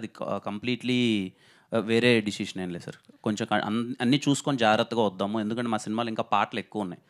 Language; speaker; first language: Telugu; native; Telugu